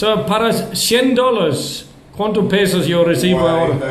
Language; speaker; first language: Spanish; non-native, learner; English